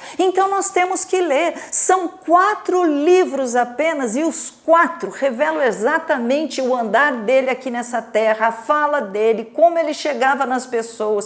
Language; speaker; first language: Portuguese; native; Portuguese